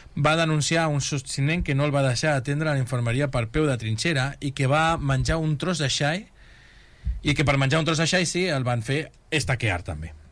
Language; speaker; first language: Catalan; non-native, local second language; Spanish